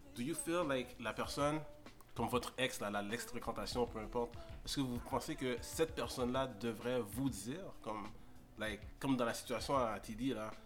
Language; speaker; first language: French; native; French